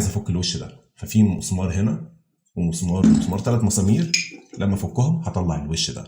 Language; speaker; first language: Arabic; native; Arabic